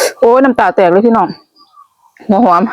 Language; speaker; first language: Thai; non-native, local second language; Northeastern Thai